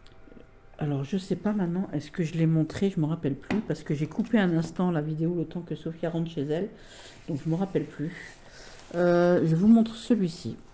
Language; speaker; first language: French; native; French